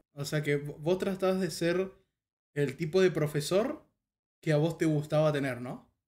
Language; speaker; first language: Spanish; native; Spanish